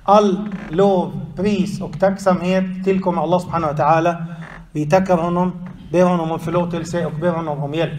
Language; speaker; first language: Swedish; non-native, fluent; Arabic